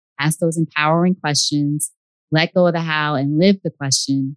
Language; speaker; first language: English; native; English